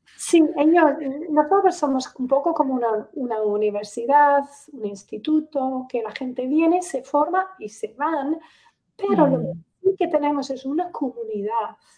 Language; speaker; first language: Spanish; non-native, fluent; English